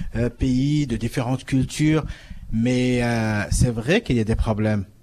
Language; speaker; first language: French; non-native, local second language; Arabic